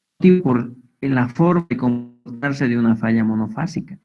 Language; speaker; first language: Spanish; native; Spanish